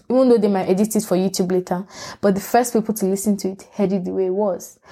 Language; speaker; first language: English; non-native, local second language; Yoruba